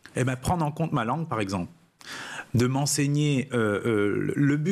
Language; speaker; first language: French; non-native, local second language; Réunion Creole French